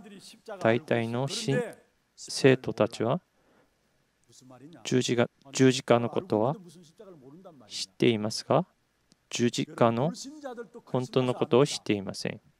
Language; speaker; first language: Japanese; non-native, fluent; Korean